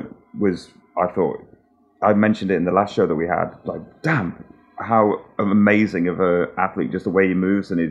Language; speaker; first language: English; native; English